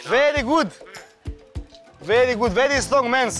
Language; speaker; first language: English; non-native, learner; Romanian